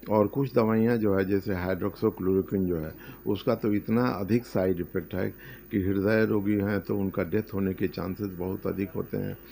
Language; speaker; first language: Hindi; native; Hindi